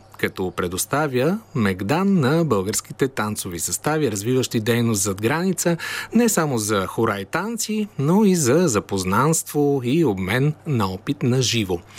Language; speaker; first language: Bulgarian; native; Bulgarian